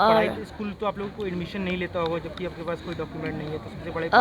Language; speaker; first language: Hindi; native; Hindi